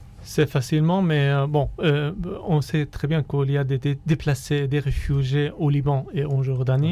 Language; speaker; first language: French; non-native, fluent; Arabic